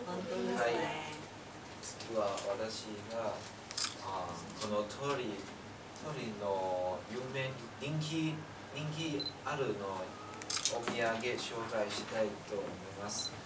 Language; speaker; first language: Japanese; non-native, learner; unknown